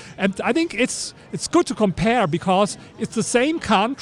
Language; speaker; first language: English; non-native, fluent; German